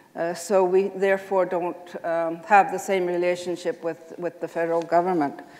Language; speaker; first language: English; native; English